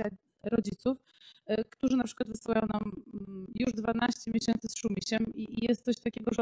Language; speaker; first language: Polish; native; Polish